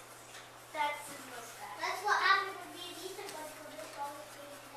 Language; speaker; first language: English; native; English